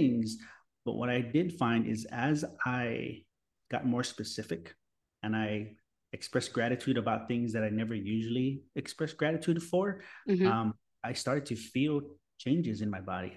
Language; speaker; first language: English; native; English